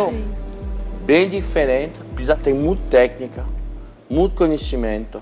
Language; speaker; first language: Portuguese; non-native, fluent; French